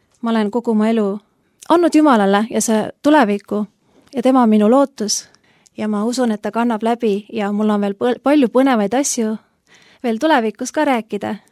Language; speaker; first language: Estonian; native; Estonian